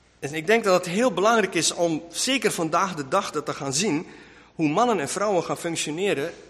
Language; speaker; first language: Dutch; non-native, local second language; Western Frisian